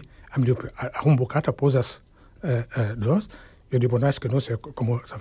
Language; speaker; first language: Catalan; non-native, fluent; Wolof